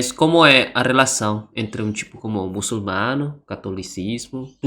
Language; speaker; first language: Portuguese; non-native, learner; Indonesian